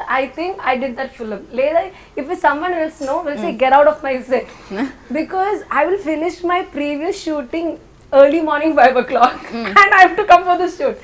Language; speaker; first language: Telugu; non-native, learner; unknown